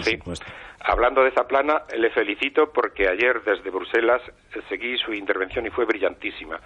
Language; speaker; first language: Spanish; native; Spanish